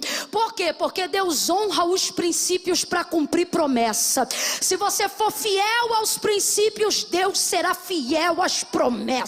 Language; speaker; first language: Portuguese; native; Portuguese